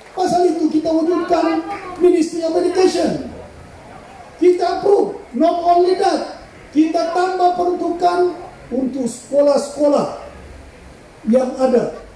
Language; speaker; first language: Malay; non-native, local second language; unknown